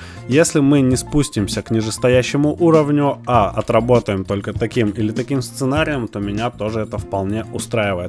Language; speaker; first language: Russian; native; Russian